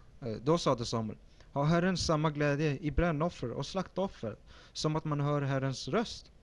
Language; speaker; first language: Swedish; early bilingual, other home language; Spanish